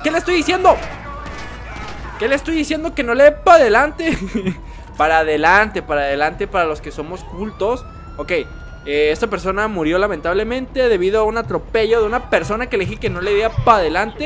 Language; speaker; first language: Spanish; native; Spanish